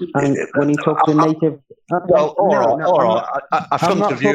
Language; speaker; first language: English; non-native, fluent; Arabic